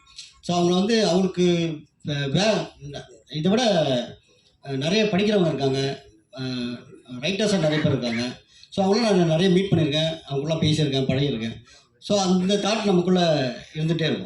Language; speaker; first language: Tamil; native; Tamil